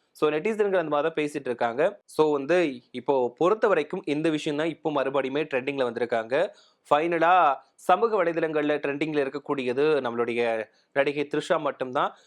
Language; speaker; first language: Tamil; native; Tamil